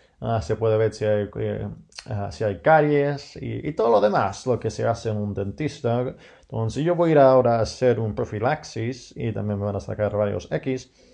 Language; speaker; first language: Spanish; non-native, fluent; English